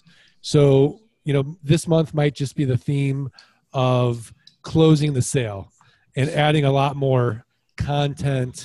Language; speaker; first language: English; native; English